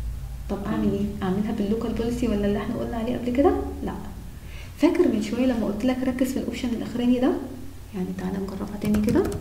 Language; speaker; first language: Arabic; native; Arabic